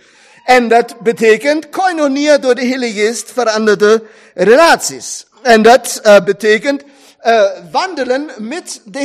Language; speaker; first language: Dutch; non-native, fluent; German